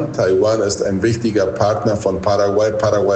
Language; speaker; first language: German; non-native, local second language; Plautdietsch